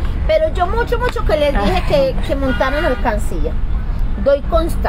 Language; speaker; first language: Spanish; native; Spanish